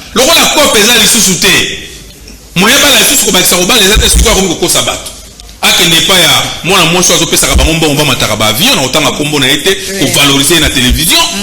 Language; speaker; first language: Lingala; native; Lingala